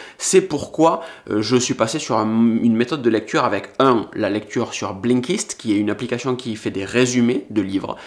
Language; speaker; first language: French; native; French